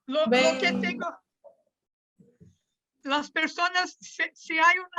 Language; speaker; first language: Spanish; non-native, learner; Portuguese